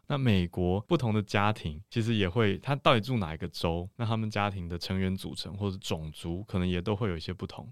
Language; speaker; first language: Chinese; native; Chinese